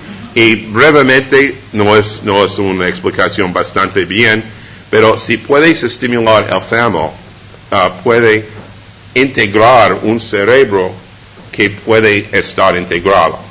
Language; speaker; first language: Spanish; non-native, fluent; English